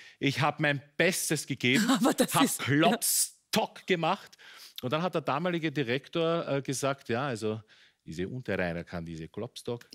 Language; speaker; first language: German; native; German